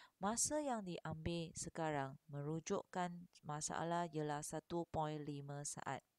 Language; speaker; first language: Malay; non-native, local second language; Chinese